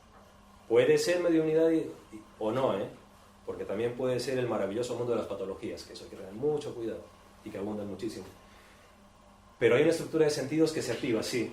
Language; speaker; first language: Spanish; native; Spanish